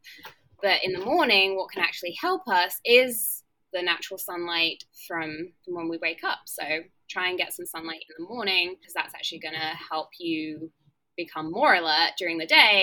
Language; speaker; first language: English; native; English